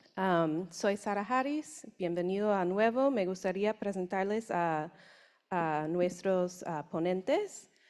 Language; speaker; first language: Spanish; non-native, learner; English